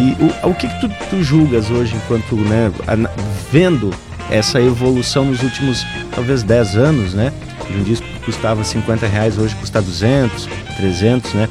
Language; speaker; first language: Portuguese; native; Portuguese